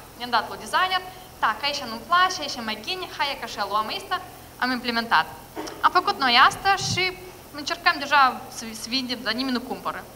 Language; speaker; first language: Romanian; non-native, local second language; Russian